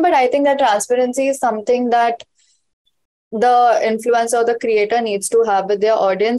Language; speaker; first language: English; non-native, local second language; Hindi